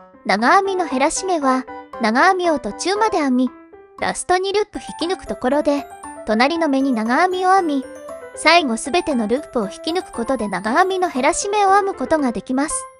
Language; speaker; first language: Japanese; native; Japanese